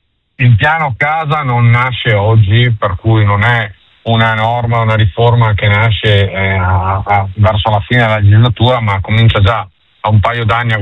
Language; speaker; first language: Italian; native; Italian